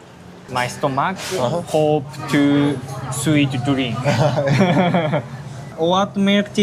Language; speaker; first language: English; non-native, learner; Japanese